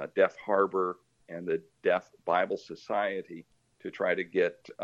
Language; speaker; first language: English; early bilingual, other home language; Portuguese